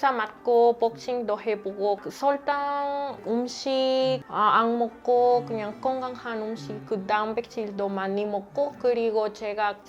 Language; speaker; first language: Korean; non-native, learner; Spanish